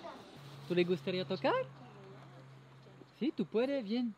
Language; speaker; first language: Spanish; non-native, learner; French